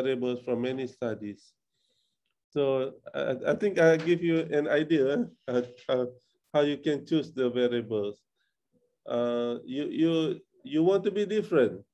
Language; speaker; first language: English; non-native, local second language; Malay